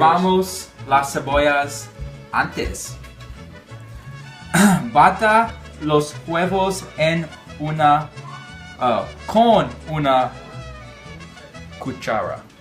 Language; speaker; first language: Spanish; non-native, learner; English